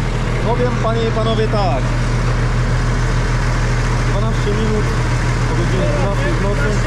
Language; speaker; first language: Polish; native; Polish